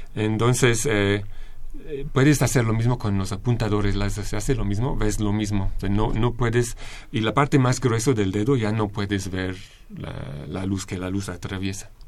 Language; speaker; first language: Spanish; non-native, fluent; English